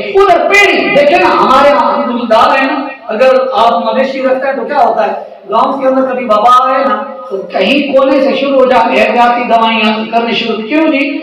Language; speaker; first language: Urdu; non-native, local second language; Punjabi